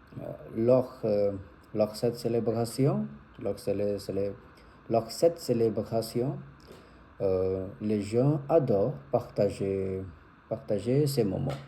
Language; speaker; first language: French; non-native, learner; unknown